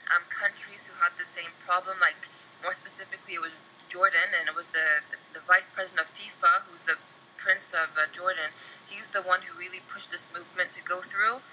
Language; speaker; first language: English; native; English